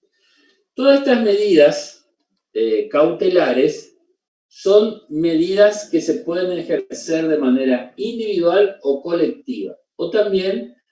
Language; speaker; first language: Spanish; native; Spanish